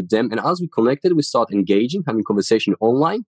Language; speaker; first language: English; non-native, fluent; Polish